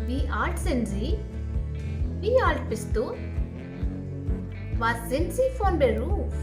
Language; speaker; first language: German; non-native, fluent; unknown